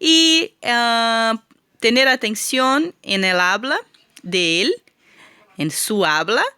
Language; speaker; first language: Spanish; non-native, fluent; Portuguese